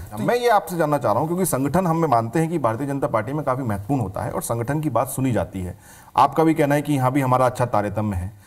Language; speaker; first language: Hindi; native; Hindi